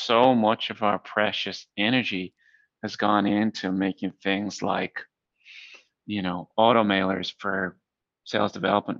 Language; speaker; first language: English; native; English